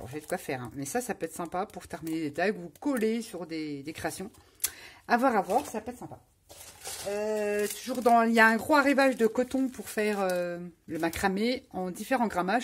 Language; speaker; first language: French; native; French